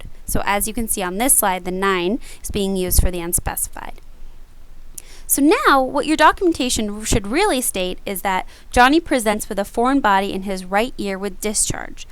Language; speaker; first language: English; native; English